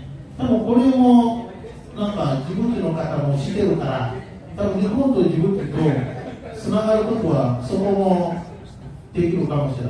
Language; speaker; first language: Japanese; non-native, learner; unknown